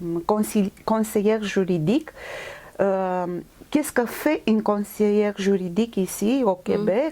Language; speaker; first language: French; non-native, fluent; Romanian